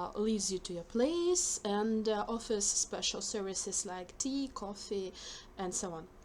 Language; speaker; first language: English; non-native, fluent; Ukrainian